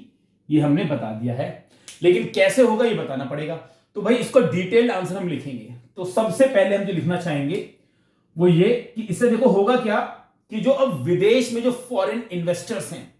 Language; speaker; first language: Hindi; native; Hindi